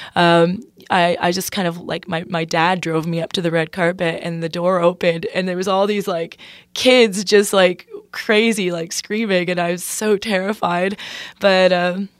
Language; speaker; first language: English; native; English